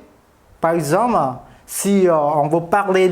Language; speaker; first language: French; non-native, fluent; Khmer